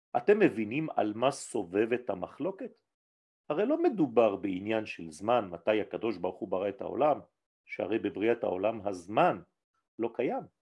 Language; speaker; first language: Hebrew; non-native, fluent; French